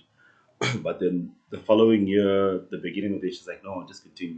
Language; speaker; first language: English; non-native, local second language; Northern Sotho